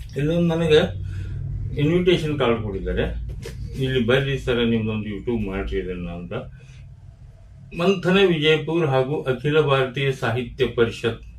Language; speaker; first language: Kannada; native; Kannada